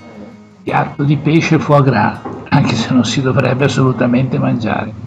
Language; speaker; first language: Italian; native; Italian